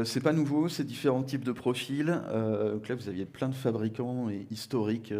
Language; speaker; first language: French; native; French